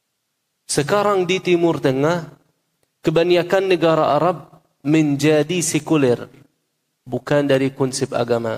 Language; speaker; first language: Indonesian; non-native, fluent; Arabic